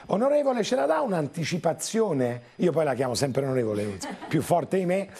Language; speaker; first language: Italian; native; Italian